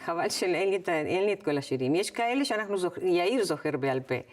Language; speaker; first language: Hebrew; non-native, fluent; Spanish